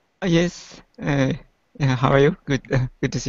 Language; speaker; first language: English; non-native, learner; Japanese